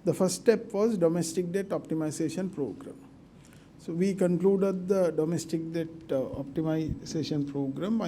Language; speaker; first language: English; non-native, local second language; Sinhala